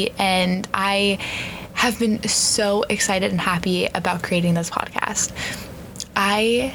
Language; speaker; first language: English; native; English